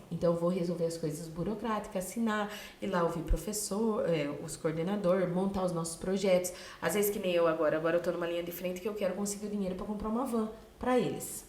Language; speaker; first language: Portuguese; native; Portuguese